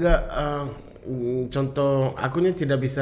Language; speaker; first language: Indonesian; non-native, learner; Japanese